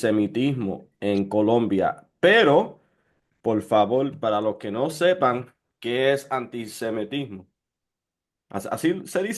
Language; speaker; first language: Spanish; early bilingual, heritage; Spanish